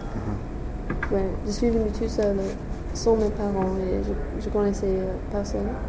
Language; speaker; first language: French; non-native, fluent; English